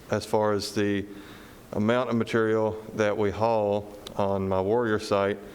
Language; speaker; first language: English; native; English